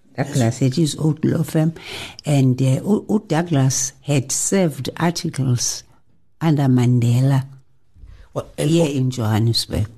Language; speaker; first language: English; non-native, local second language; Xhosa